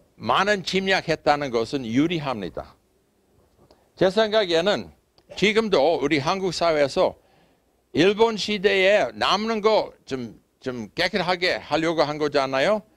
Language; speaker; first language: Korean; non-native, fluent; English